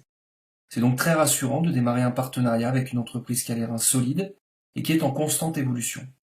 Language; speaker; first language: French; native; French